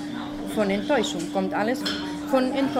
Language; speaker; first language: German; non-native, fluent; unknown